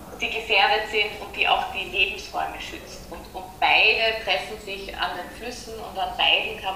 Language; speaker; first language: German; native; German